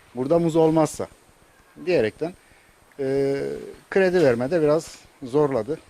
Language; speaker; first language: Turkish; native; Turkish